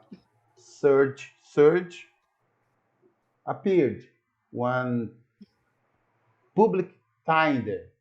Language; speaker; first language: English; non-native, learner; Portuguese